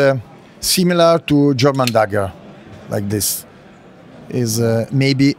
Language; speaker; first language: English; non-native, learner; Italian